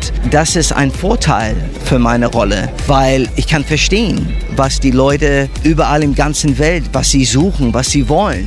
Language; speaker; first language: German; non-native, fluent; English